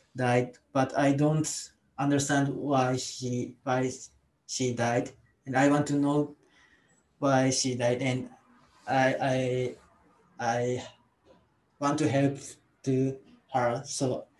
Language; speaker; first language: English; non-native, learner; Japanese